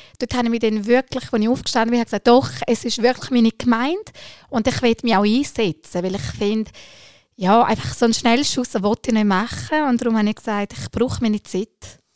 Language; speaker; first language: German; early bilingual, other home language; Albanian